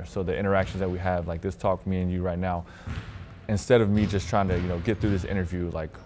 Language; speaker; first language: English; native; English